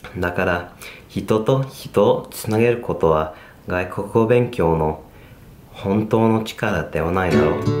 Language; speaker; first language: Japanese; non-native, learner; English